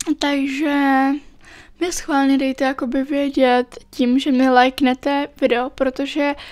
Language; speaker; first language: Czech; early bilingual, other home language; Italian